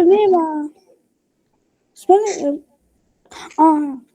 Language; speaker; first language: French; non-native, local second language; Arabic